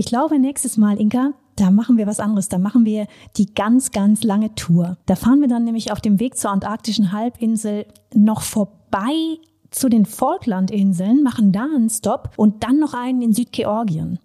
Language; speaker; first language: German; native; German